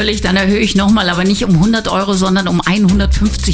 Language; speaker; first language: German; native; German